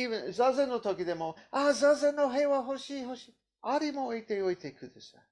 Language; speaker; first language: Japanese; non-native, learner; English